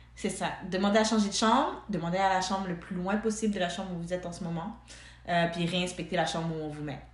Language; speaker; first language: French; early bilingual, other home language; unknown